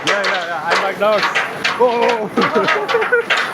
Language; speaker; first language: English; non-native, learner; Mongolian